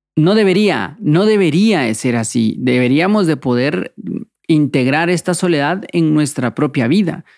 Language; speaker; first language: Spanish; native; Spanish